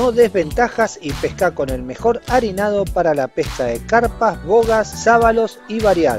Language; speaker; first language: Spanish; native; Spanish